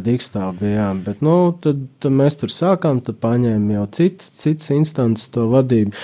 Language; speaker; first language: Latvian; native; Latvian